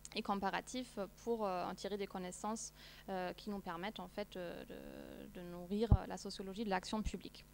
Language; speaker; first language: French; non-native, fluent; German